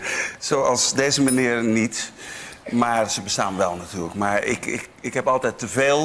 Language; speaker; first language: Dutch; native; Dutch